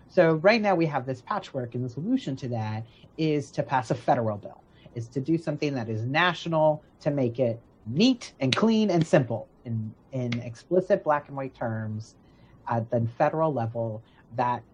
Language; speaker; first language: English; native; English